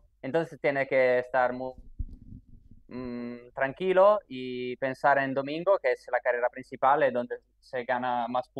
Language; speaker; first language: Spanish; non-native, fluent; Italian